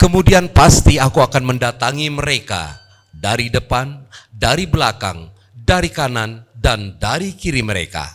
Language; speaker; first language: Indonesian; native; Indonesian